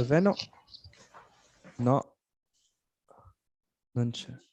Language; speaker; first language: Italian; non-native, fluent; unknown